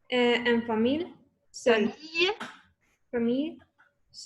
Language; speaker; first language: French; non-native, learner; Spanish